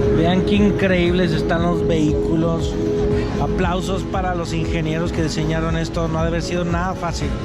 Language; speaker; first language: Spanish; native; Spanish